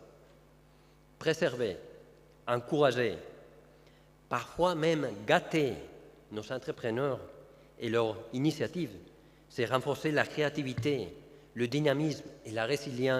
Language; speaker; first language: French; non-native, fluent; Spanish